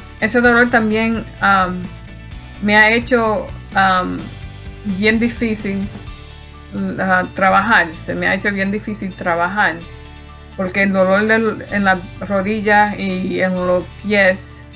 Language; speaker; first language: Spanish; early bilingual, heritage; Spanish